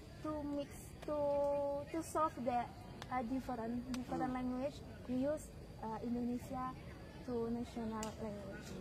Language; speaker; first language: English; non-native, learner; Javanese